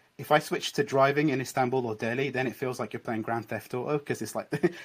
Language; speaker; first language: English; native; English